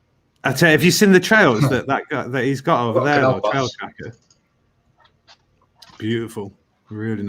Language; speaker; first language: English; native; English